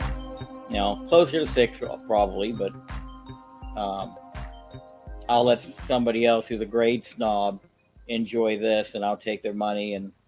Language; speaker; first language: English; native; English